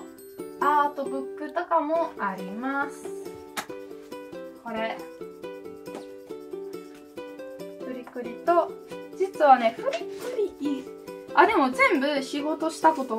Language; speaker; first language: Japanese; non-native, fluent; Italian